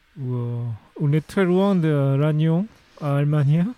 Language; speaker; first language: French; non-native, learner; Korean